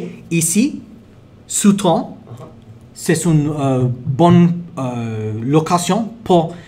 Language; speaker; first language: French; non-native, learner; English